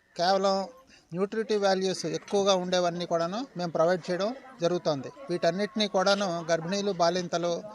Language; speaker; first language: Telugu; native; Telugu